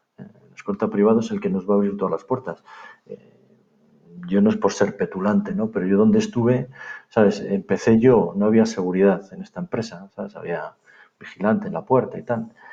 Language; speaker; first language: Spanish; native; Spanish